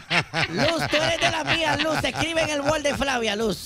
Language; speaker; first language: Spanish; native; Spanish